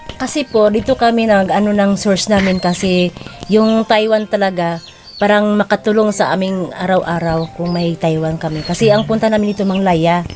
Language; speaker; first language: Filipino; non-native, local second language; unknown